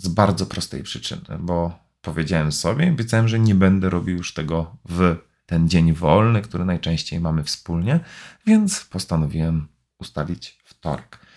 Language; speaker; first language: Polish; native; Polish